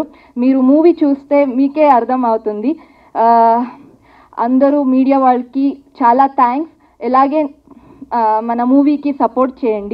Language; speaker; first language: Telugu; non-native, learner; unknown